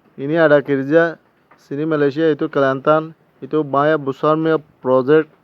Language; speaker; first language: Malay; non-native, learner; Bangla